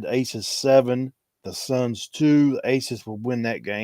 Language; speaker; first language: English; native; English